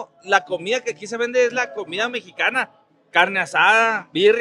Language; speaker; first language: Spanish; native; Spanish